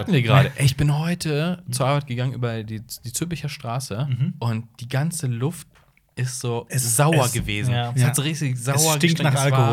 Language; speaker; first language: German; native; German